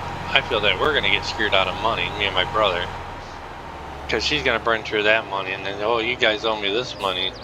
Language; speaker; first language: English; native; English